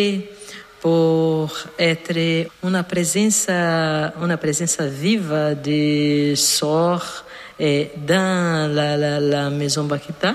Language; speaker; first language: French; non-native, fluent; Portuguese